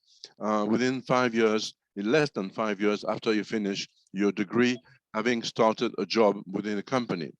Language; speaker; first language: English; non-native, fluent; French